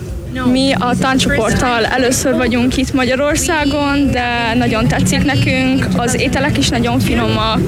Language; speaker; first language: Hungarian; non-native, fluent; Spanish